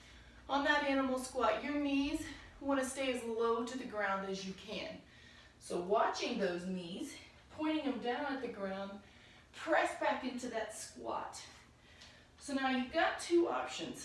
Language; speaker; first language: English; native; English